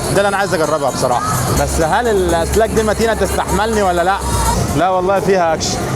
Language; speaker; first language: Arabic; native; Arabic